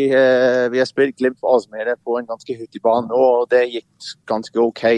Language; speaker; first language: Norwegian; non-native, fluent; English